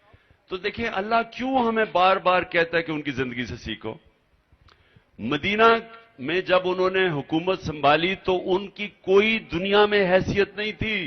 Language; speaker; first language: Urdu; native; Urdu